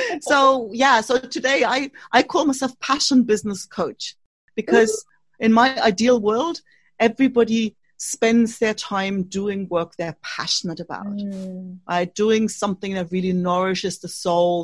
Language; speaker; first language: English; non-native, fluent; German